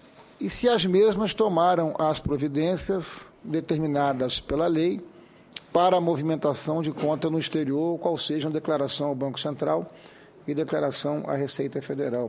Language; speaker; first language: Portuguese; native; Portuguese